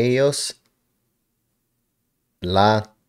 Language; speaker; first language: Spanish; non-native, learner; English